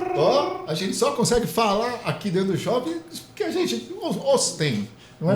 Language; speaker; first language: Portuguese; native; Portuguese